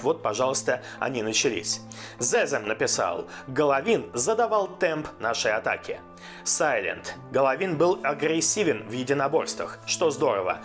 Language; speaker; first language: Russian; native; Russian